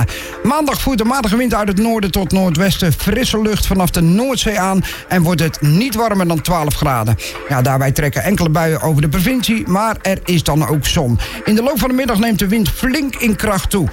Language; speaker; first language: Dutch; native; Dutch